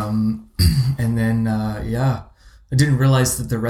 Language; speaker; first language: English; native; English